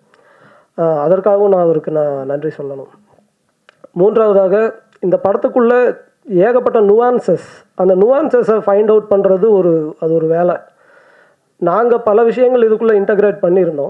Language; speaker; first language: Tamil; native; Tamil